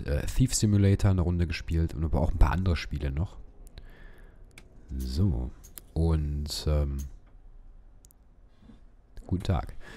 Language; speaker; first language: German; native; German